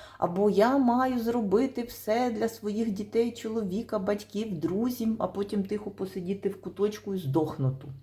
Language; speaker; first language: Ukrainian; non-native, local second language; Russian